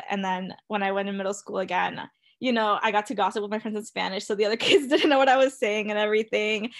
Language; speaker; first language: English; early bilingual, other home language; Spanish